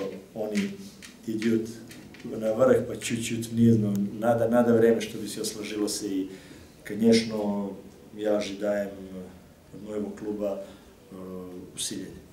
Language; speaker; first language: Russian; non-native, learner; Serbian